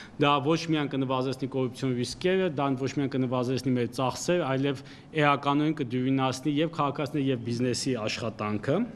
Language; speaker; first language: Armenian; native; Armenian